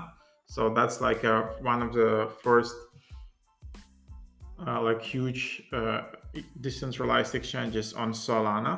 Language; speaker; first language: English; non-native, fluent; Ukrainian